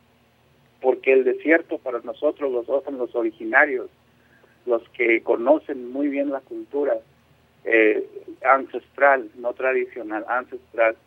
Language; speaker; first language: Spanish; non-native, local second language; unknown